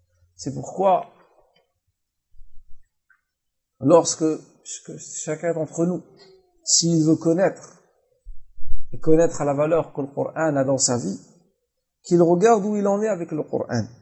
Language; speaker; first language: French; native; French